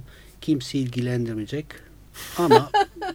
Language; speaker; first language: Turkish; non-native, fluent; Italian